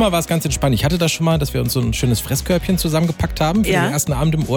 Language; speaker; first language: German; native; German